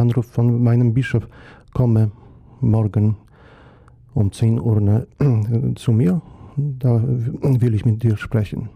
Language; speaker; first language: German; non-native, fluent; Polish